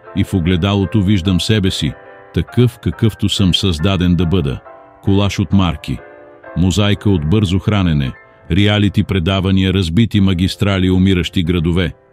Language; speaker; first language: Bulgarian; non-native, learner; English